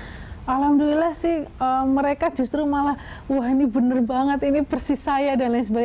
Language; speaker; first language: Indonesian; native; Indonesian